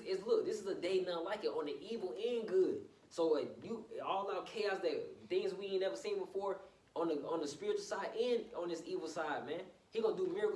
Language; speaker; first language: English; native; English